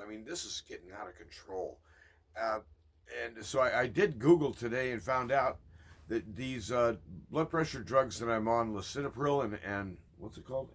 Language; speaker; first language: English; native; English